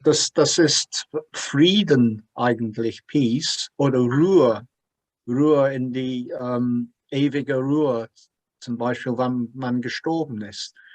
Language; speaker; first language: German; non-native, learner; English